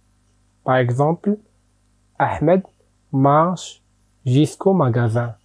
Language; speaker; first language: French; non-native, local second language; Arabic